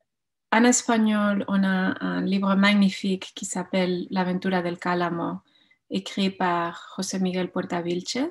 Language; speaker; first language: French; non-native, fluent; Spanish